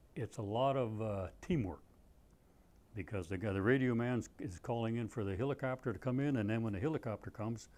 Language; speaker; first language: English; native; English